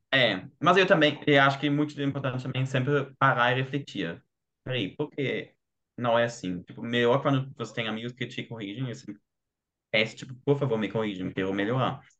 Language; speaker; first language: Portuguese; non-native, fluent; German